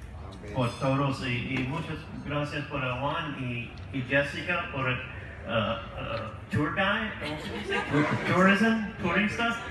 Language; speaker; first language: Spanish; non-native, learner; English